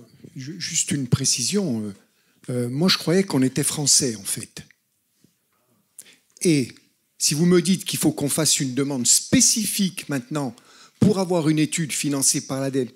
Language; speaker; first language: French; native; French